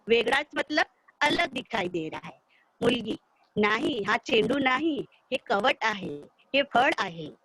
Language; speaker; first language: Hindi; non-native, local second language; Urdu